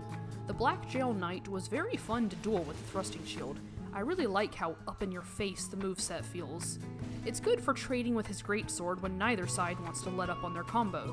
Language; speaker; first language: English; native; English